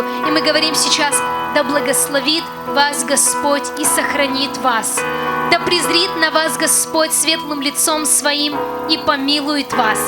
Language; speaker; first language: Russian; native; Russian